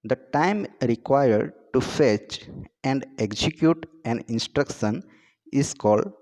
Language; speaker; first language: English; non-native, local second language; Gujarati